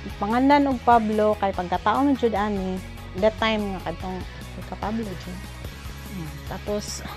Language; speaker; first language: Cebuano; native; Cebuano